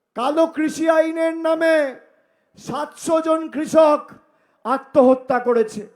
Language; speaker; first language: Bangla; native; Bangla